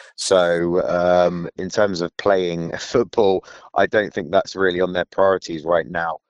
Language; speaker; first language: English; native; English